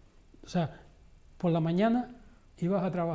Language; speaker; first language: Spanish; native; Spanish